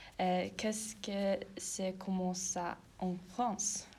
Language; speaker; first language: French; non-native, learner; Norwegian